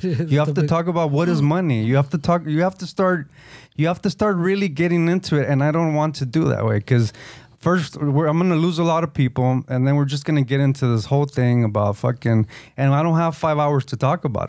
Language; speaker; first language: English; early bilingual, other home language; Spanish